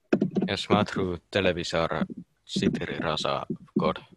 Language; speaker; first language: Russian; non-native, learner; Finnish